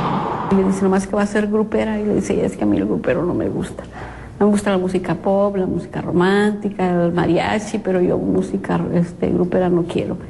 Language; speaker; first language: Spanish; native; Spanish